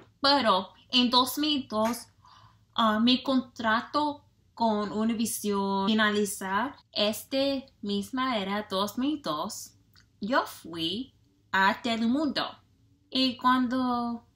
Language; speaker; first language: Spanish; non-native, learner; English